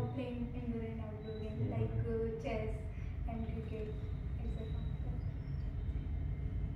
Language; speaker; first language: English; non-native, learner; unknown